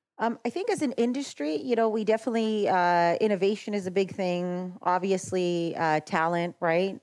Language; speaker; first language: English; early bilingual, other home language; Macedonian